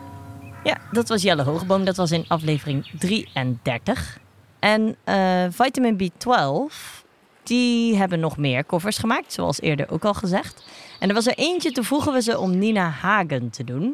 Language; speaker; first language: Dutch; native; Dutch